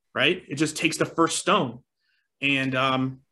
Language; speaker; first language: English; native; English